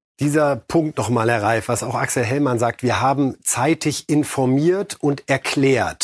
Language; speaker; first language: German; native; German